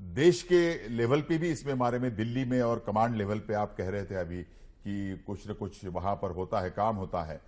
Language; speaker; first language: Hindi; non-native, local second language; Marathi